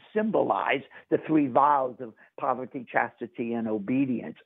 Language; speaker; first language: English; native; English